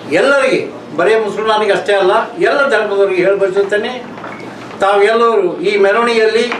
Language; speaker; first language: Kannada; non-native, local second language; Urdu